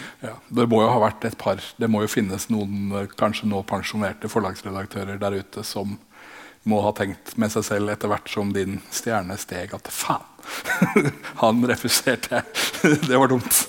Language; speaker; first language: Norwegian; native; Norwegian